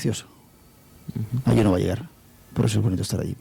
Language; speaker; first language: Spanish; native; Spanish